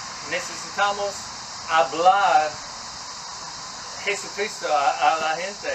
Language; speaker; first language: Spanish; non-native, learner; English